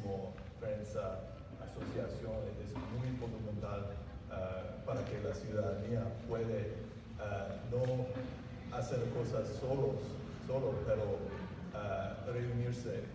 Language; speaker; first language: Spanish; non-native, fluent; English